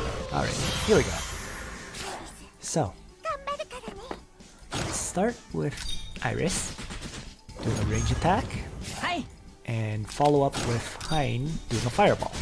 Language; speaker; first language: English; native; English